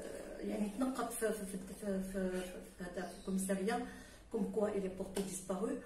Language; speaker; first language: Arabic; native; Arabic